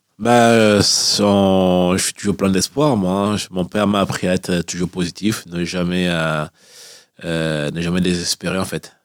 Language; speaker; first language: French; early bilingual, other home language; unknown